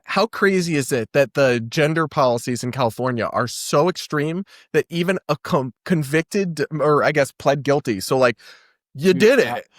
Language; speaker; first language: English; native; English